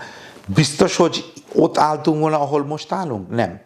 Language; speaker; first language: Hungarian; non-native, fluent; Bangla